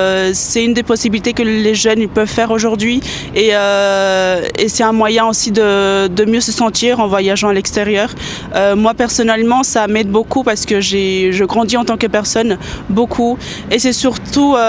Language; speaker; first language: French; non-native, fluent; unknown